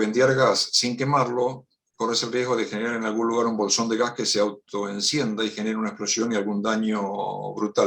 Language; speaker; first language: Spanish; native; Spanish